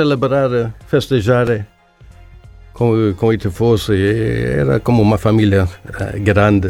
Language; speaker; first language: Italian; non-native, learner; Swedish